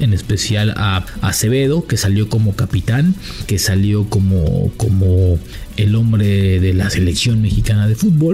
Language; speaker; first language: Spanish; native; Spanish